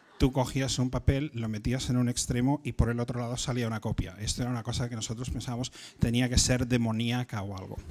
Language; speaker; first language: Spanish; native; Spanish